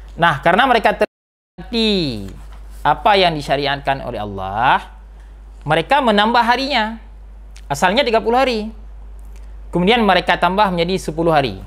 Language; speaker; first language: Malay; non-native, local second language; Achinese